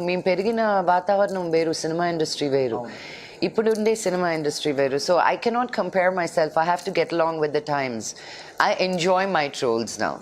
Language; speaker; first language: Telugu; native; Telugu